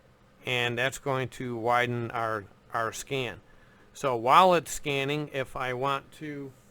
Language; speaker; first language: English; native; English